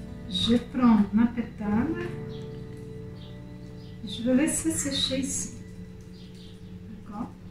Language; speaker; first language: French; non-native, fluent; Portuguese